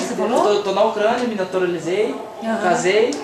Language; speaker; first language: Portuguese; native; Portuguese